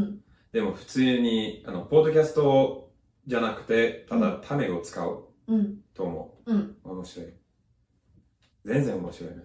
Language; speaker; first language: Japanese; non-native, learner; English